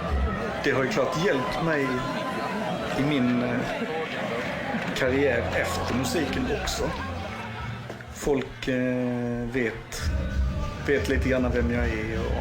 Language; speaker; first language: Swedish; native; Swedish